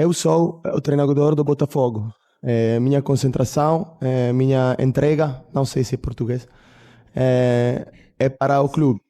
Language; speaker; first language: Portuguese; non-native, fluent; Italian